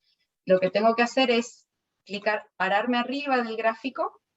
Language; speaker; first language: Spanish; native; Spanish